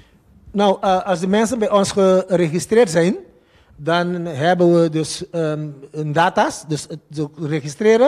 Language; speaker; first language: Dutch; non-native, local second language; Papiamento